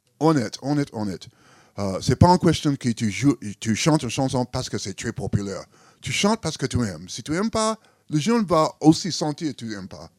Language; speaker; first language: French; non-native, learner; English